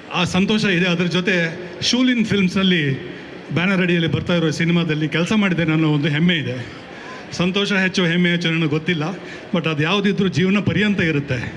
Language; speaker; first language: Kannada; non-native, local second language; Tulu